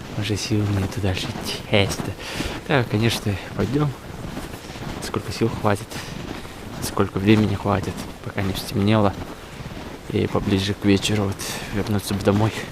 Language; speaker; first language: Russian; non-native, local second language; Yakut